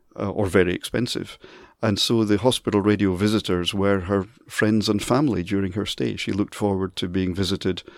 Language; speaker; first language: English; native; English